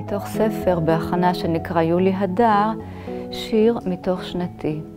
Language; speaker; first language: Hebrew; native; Hebrew